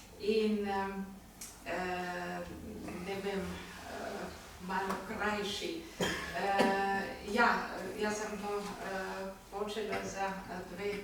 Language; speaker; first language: Slovenian; non-native, learner; German